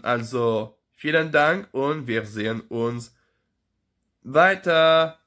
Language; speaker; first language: German; non-native, learner; French